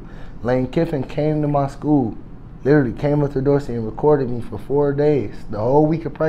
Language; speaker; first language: English; native; English